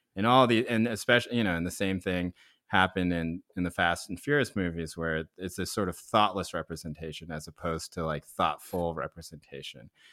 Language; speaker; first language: English; early bilingual, other home language; Korean